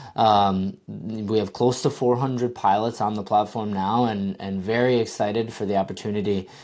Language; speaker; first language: English; native; English